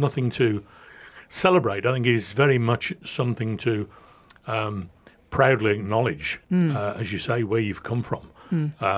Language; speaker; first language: English; native; English